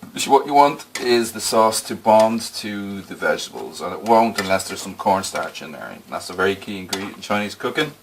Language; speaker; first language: English; native; English